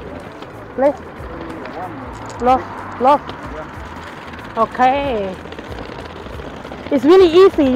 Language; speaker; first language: English; non-native, learner; Thai